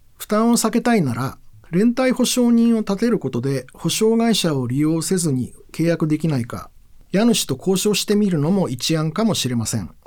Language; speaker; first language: Japanese; native; Japanese